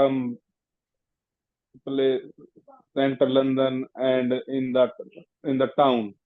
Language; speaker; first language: English; non-native, learner; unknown